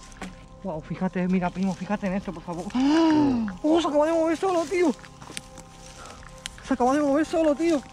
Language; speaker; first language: Spanish; native; Spanish